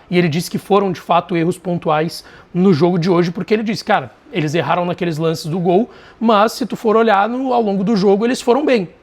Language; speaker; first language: Portuguese; native; Portuguese